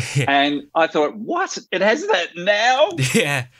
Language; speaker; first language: English; native; English